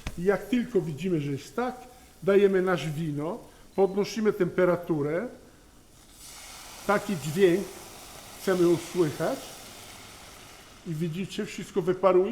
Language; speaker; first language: Polish; non-native, learner; Italian